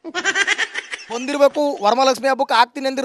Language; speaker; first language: Kannada; native; Kannada